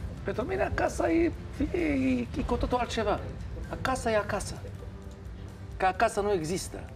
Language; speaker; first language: Romanian; non-native, learner; Hebrew